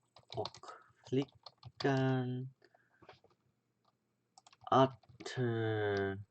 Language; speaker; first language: Swedish; non-native, learner; English